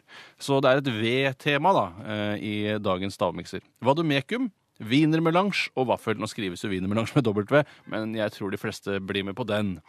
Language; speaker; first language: Norwegian; native; Norwegian